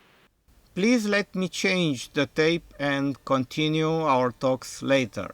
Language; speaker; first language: English; non-native, fluent; Romanian